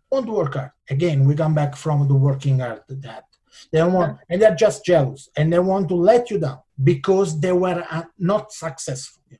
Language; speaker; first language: English; non-native, fluent; Italian